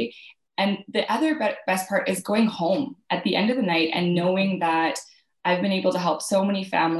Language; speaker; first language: English; native; English